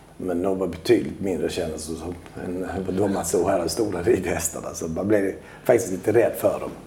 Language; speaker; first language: Swedish; early bilingual, other home language; Albanian